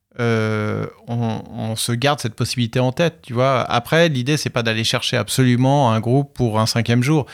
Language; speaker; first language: French; native; French